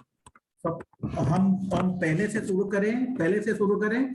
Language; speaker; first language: Hindi; non-native, local second language; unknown